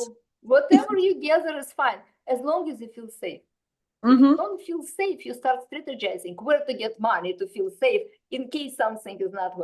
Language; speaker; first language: English; non-native, fluent; Russian